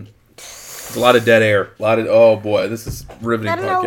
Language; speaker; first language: English; native; English